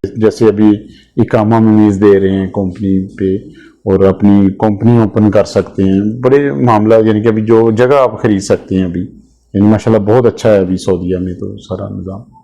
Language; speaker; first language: Urdu; non-native, local second language; Punjabi